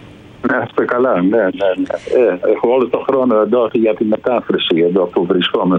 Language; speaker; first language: Greek; non-native, fluent; Dutch